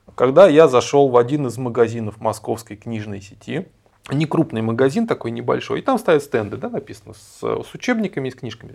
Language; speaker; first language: Russian; native; Russian